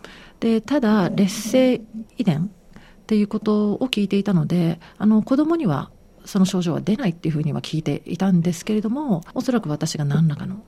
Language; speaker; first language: Japanese; native; Japanese